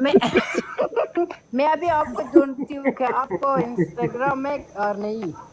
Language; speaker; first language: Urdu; non-native, learner; Persian